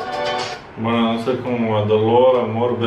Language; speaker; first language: Spanish; non-native, fluent; Russian